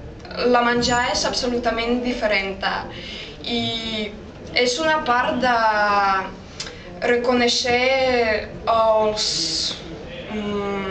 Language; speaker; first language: Catalan; non-native, fluent; Russian